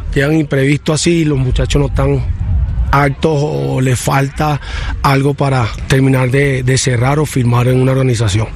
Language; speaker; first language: Spanish; native; Spanish